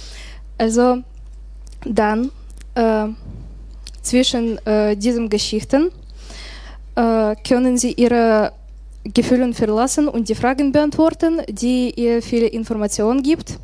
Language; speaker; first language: German; non-native, learner; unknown